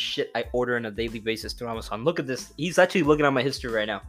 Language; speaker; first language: English; non-native, fluent; Spanish